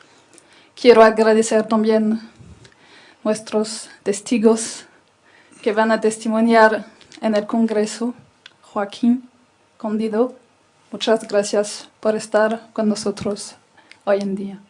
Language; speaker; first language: Spanish; non-native, fluent; French